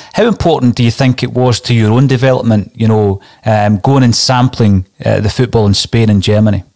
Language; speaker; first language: English; native; English